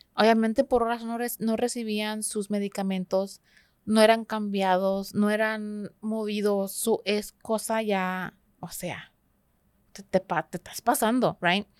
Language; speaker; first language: Spanish; early bilingual, heritage; Spanish